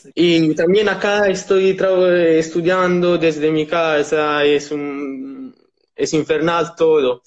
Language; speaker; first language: Spanish; non-native, learner; Italian